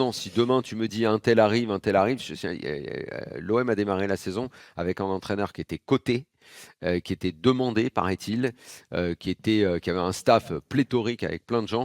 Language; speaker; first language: French; native; French